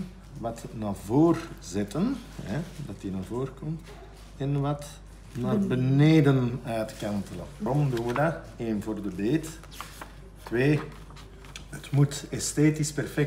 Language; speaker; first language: Dutch; native; Dutch